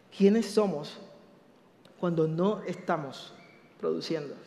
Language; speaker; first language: Spanish; native; Spanish